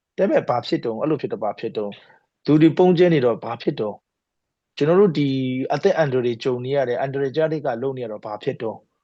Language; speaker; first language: Burmese; non-native, local second language; Hakha Chin